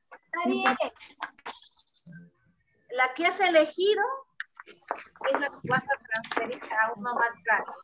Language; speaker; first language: Spanish; native; Spanish